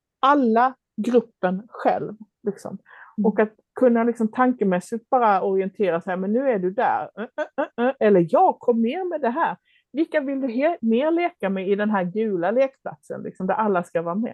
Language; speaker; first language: Swedish; native; Swedish